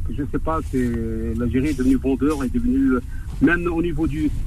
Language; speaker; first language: French; native; French